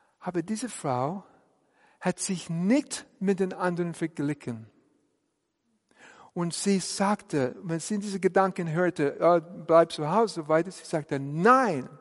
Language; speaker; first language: German; non-native, fluent; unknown